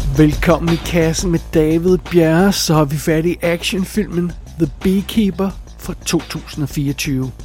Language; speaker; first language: Danish; native; Danish